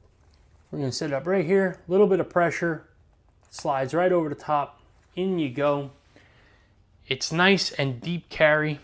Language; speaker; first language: English; native; English